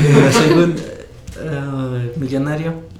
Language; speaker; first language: Spanish; non-native, local second language; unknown